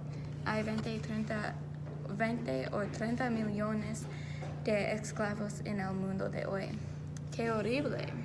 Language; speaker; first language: Spanish; non-native, learner; English